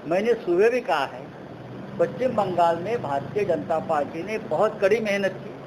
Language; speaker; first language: Hindi; non-native, local second language; Marathi